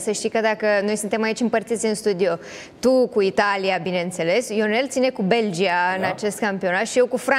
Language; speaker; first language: Romanian; native; Romanian